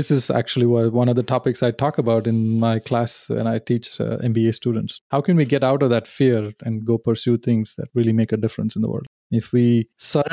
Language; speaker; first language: English; non-native, local second language; Tamil